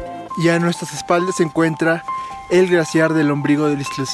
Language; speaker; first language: Spanish; native; Spanish